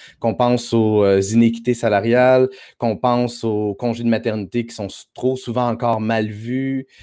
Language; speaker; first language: French; native; French